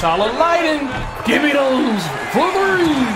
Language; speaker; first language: English; native; English